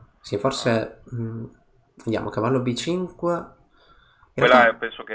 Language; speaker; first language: Italian; native; Italian